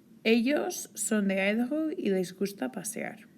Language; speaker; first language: Spanish; non-native, fluent; English